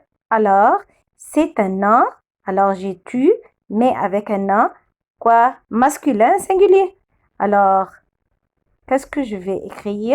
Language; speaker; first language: French; non-native, fluent; Arabic